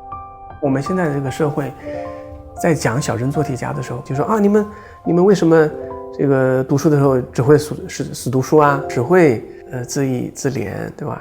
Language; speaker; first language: Chinese; native; Chinese